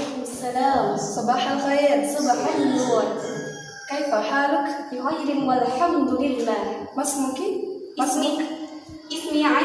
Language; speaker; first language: Arabic; non-native, learner; Indonesian